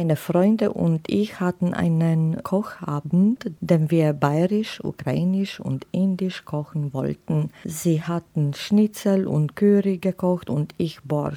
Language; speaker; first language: German; non-native, fluent; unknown